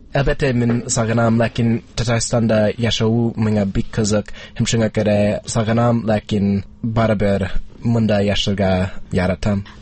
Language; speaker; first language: Tatar; non-native, fluent; English